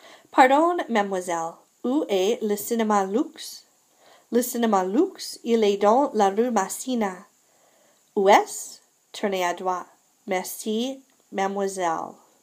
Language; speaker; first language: French; non-native, fluent; English